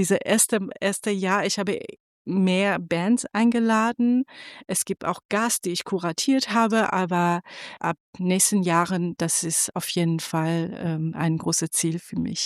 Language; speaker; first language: German; non-native, fluent; Persian